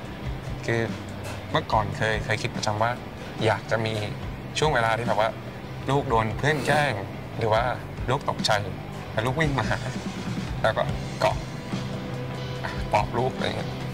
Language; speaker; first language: Thai; native; Thai